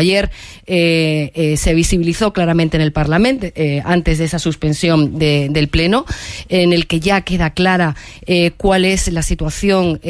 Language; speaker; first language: Spanish; native; Spanish